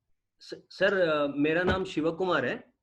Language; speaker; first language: Hindi; non-native, local second language; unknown